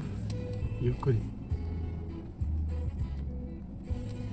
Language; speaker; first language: Japanese; non-native, learner; Filipino